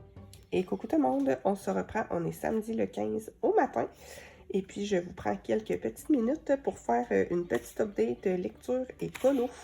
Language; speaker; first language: French; native; French